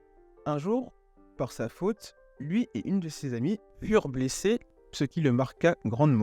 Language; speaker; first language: French; native; French